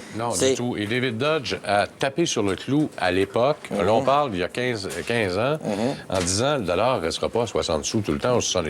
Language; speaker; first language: French; native; French